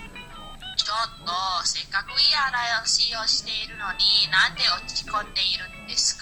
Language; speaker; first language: Japanese; non-native, learner; Indonesian